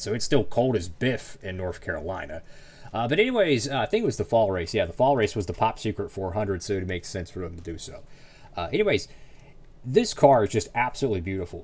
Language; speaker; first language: English; native; English